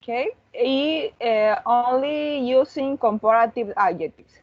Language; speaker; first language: English; non-native, learner; Spanish